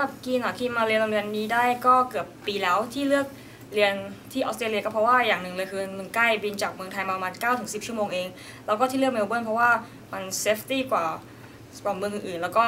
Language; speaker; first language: Thai; native; Thai